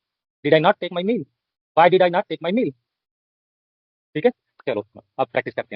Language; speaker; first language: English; non-native, fluent; Hindi